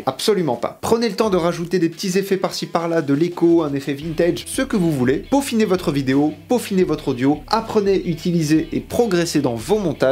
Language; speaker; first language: French; native; French